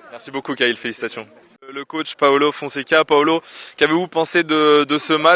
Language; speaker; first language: French; native; French